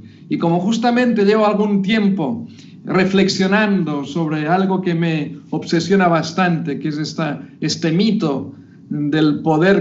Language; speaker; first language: Spanish; native; Spanish